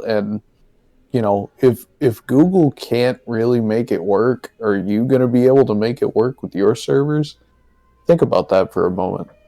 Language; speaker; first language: English; native; English